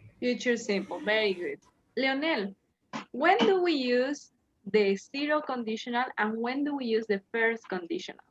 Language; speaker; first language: English; non-native, fluent; Spanish